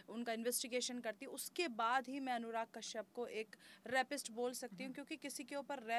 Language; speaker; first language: Hindi; native; Hindi